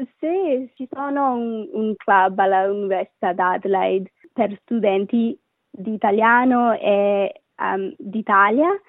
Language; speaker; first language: Italian; non-native, learner; Sinhala